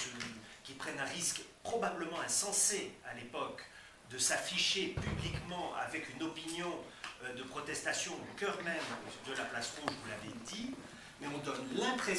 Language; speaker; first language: French; native; French